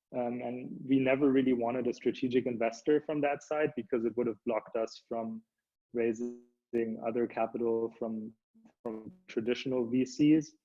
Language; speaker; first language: English; early bilingual, other home language; German